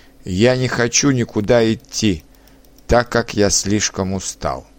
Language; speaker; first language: Russian; non-native, learner; Czech